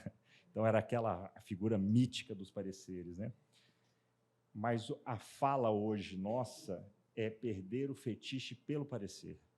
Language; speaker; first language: Portuguese; native; Portuguese